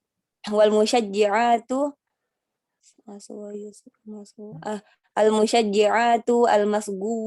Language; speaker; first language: Arabic; non-native, learner; Indonesian